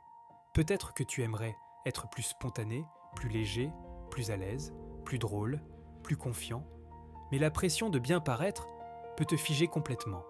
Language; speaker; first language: French; native; French